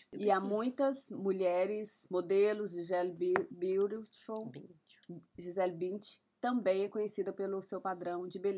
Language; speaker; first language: Portuguese; native; Portuguese